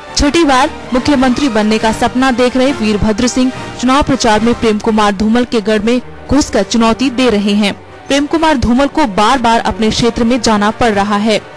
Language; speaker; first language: Hindi; native; Hindi